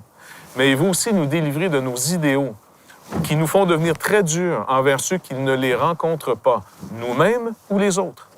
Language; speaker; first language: French; native; French